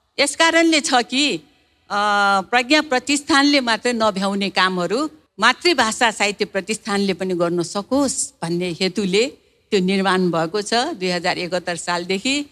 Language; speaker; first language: Nepali; non-native, local second language; Newari